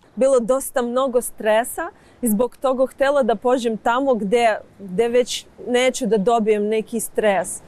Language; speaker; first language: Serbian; non-native, learner; Ukrainian